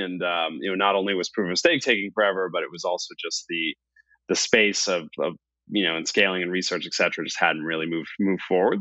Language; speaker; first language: English; native; English